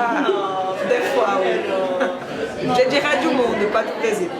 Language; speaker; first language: French; non-native, learner; Portuguese